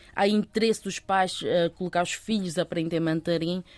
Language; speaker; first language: Portuguese; early bilingual, other home language; Chinese